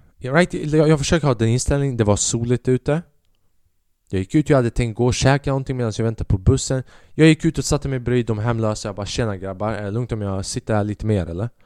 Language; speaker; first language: Swedish; early bilingual, other home language; Albanian